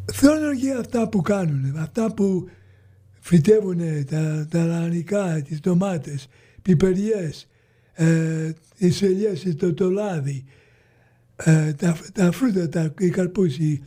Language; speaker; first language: Greek; early bilingual, other home language; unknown